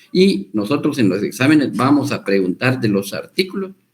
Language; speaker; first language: Spanish; native; Spanish